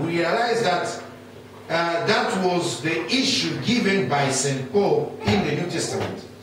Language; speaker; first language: English; non-native, fluent; Lingala